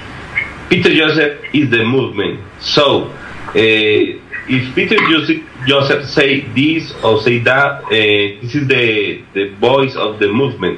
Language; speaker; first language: English; non-native, learner; Spanish